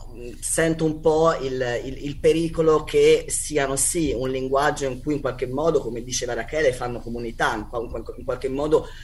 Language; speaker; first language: Italian; native; Italian